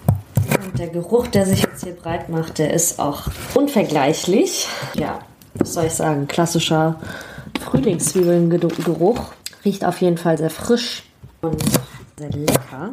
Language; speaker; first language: German; native; German